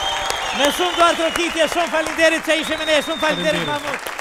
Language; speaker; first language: Albanian; native; Albanian